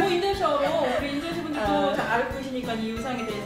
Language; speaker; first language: Korean; native; Korean